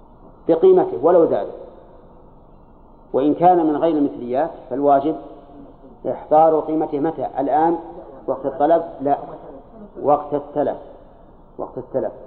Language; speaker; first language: Arabic; native; Arabic